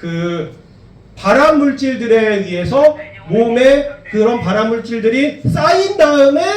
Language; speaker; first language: Korean; native; Korean